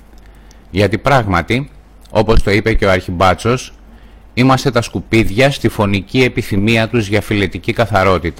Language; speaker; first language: Greek; native; Greek